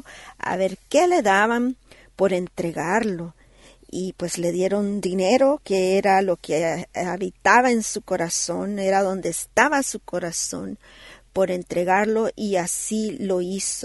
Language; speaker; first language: Spanish; native; Spanish